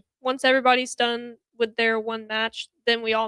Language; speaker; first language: English; native; English